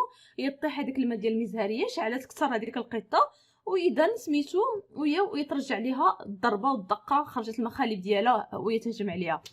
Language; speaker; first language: Arabic; native; Arabic